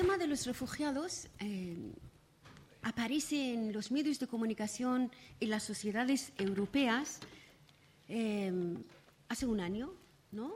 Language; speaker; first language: Spanish; non-native, fluent; Persian